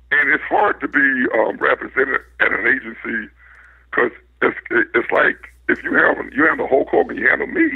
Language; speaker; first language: English; native; English